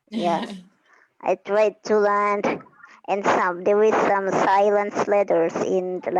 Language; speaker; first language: English; non-native, fluent; Indonesian